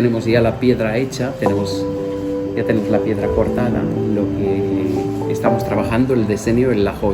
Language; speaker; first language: Spanish; non-native, fluent; Arabic